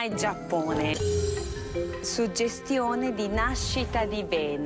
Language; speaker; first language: Italian; non-native, fluent; Japanese